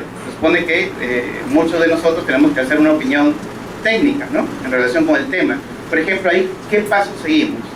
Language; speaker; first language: Spanish; native; Spanish